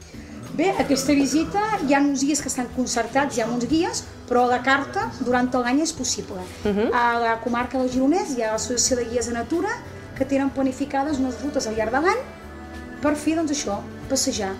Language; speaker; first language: Catalan; native; Catalan